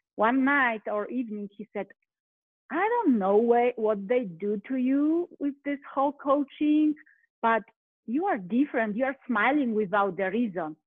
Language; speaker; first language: English; non-native, fluent; Polish